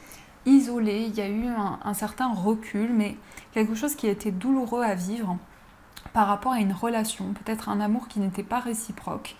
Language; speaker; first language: French; native; French